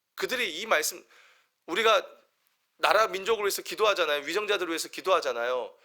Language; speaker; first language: Korean; native; Korean